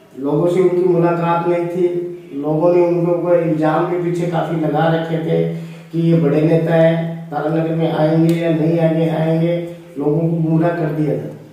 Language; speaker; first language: Hindi; native; Hindi